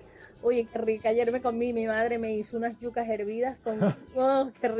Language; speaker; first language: Spanish; native; Spanish